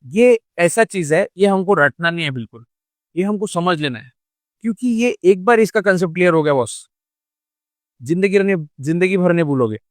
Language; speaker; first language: Hindi; non-native, local second language; Marathi